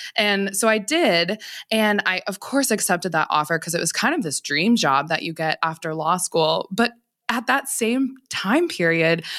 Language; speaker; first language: English; native; English